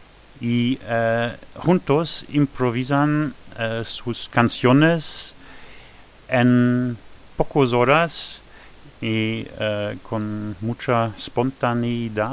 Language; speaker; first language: Spanish; non-native, fluent; French